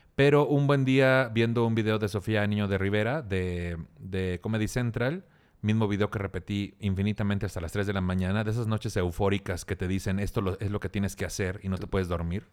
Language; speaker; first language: Spanish; native; Spanish